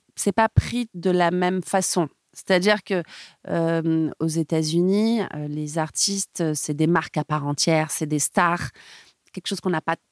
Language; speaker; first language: French; native; French